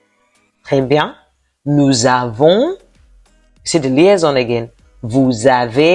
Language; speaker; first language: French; non-native, fluent; Yoruba